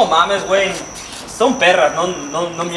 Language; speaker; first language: Spanish; non-native, learner; English